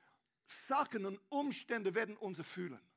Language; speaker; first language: German; non-native, learner; English